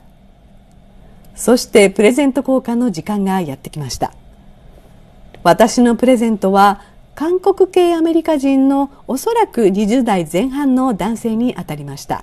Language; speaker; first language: Japanese; native; Japanese